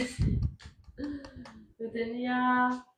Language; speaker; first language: Spanish; non-native, learner; French